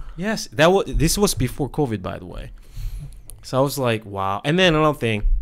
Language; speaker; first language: English; non-native, fluent; Korean